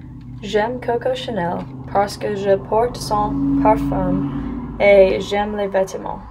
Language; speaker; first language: French; non-native, learner; English